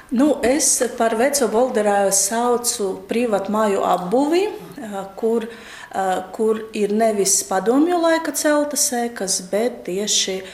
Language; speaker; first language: Latvian; non-native, local second language; Russian